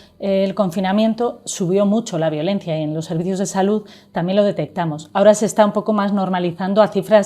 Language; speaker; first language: Spanish; native; Spanish